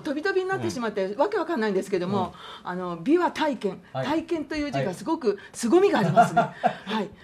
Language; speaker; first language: Japanese; native; Japanese